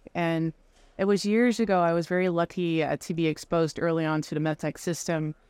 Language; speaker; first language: English; non-native, fluent; Dutch